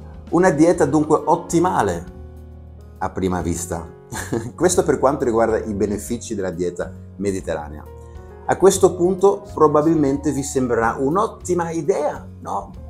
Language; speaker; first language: Italian; non-native, fluent; Dutch